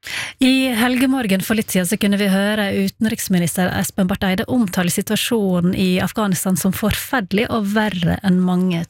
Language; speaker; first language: Norwegian; native; Norwegian